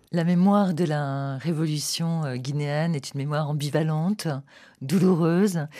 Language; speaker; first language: French; native; French